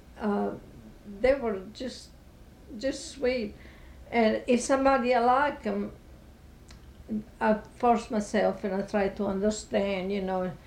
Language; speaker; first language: English; non-native, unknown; Italian